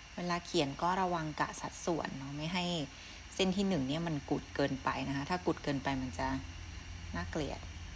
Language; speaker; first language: Thai; native; Thai